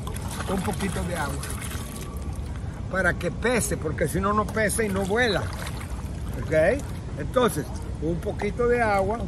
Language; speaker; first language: Spanish; non-native, fluent; English